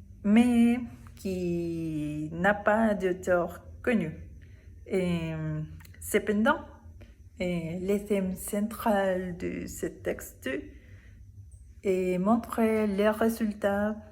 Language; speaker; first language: French; non-native, learner; Spanish